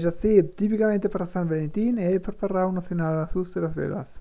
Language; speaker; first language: Spanish; non-native, learner; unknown